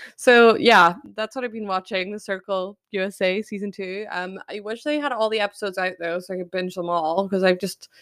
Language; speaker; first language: English; native; English